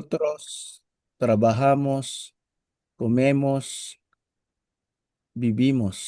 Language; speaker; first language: Spanish; non-native, learner; Filipino